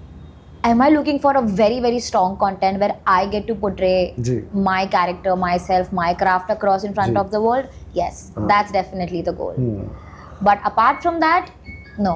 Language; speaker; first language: English; non-native, local second language; Hindi